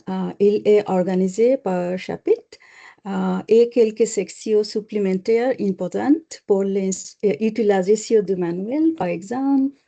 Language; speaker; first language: French; non-native, learner; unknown